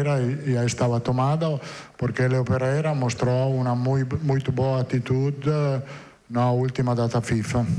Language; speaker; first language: Portuguese; non-native, fluent; Italian